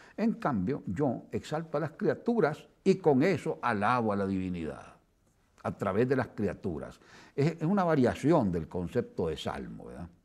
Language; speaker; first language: Spanish; native; Spanish